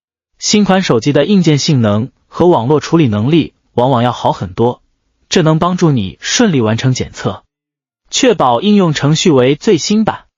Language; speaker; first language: Chinese; native; Chinese